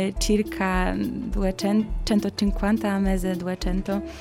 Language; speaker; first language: Italian; non-native, learner; Polish